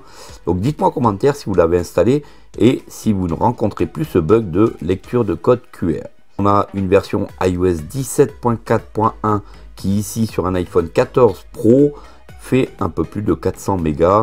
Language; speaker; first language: French; native; French